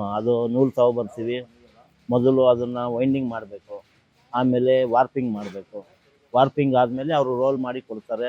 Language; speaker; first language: Kannada; non-native, local second language; Telugu